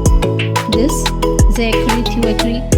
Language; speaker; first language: French; non-native, fluent; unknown